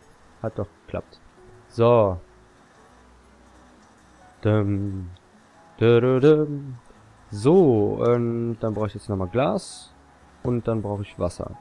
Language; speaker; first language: German; native; German